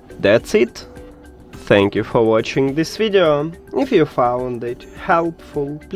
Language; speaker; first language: English; non-native, fluent; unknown